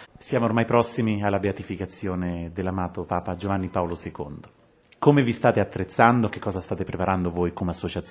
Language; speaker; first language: Italian; native; Italian